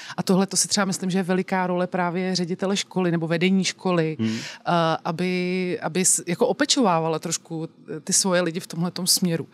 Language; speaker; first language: Czech; native; Czech